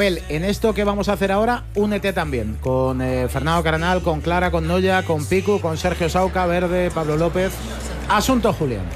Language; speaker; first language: Spanish; native; Spanish